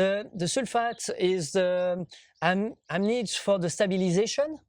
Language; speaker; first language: English; non-native, learner; French